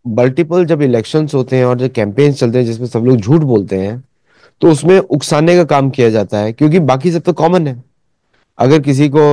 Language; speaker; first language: Hindi; native; Hindi